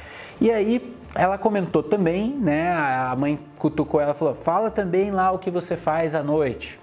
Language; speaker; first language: Portuguese; native; Portuguese